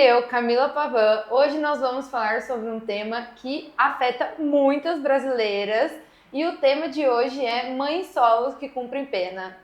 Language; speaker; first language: Portuguese; native; Portuguese